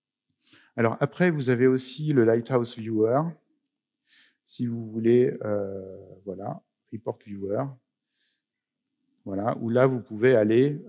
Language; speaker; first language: French; native; French